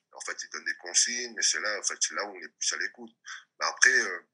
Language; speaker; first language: French; non-native, local second language; Réunion Creole French